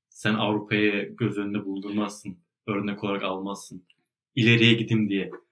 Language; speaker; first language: Turkish; native; Turkish